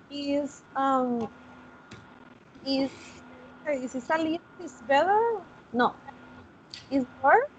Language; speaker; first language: English; non-native, learner; Spanish